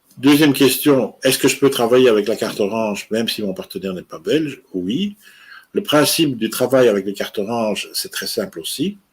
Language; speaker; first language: French; native; French